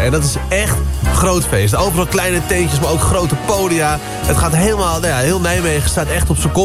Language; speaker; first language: Dutch; native; Dutch